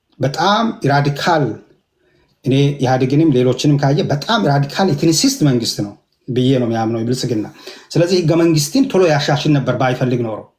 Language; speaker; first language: Amharic; non-native, local second language; Hadiyya